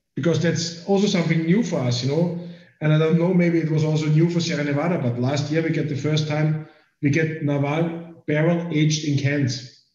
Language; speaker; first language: English; non-native, fluent; German